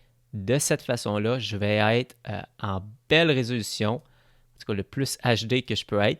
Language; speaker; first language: French; native; French